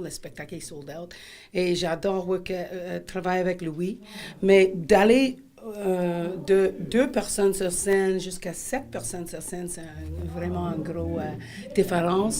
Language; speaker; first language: French; non-native, fluent; English